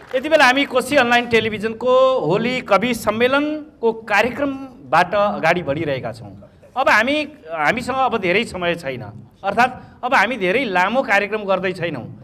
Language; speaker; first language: Nepali; native; Nepali